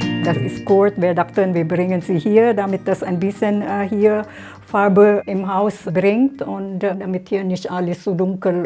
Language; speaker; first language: German; non-native, fluent; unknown